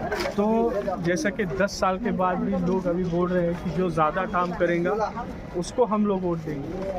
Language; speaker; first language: Hindi; non-native, local second language; Marathi